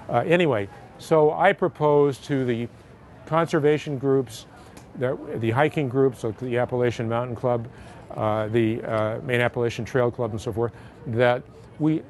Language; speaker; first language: English; native; English